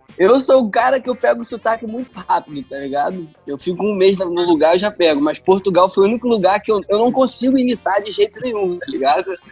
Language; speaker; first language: Portuguese; native; Portuguese